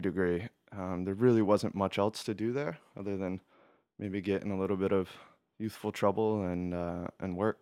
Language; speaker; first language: English; native; English